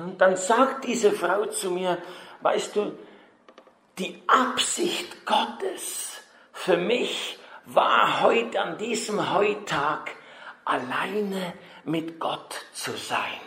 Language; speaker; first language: German; native; German